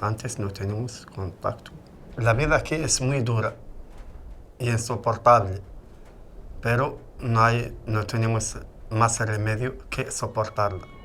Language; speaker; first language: Spanish; non-native, fluent; Arabic